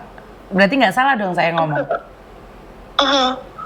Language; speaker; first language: Indonesian; non-native, local second language; Javanese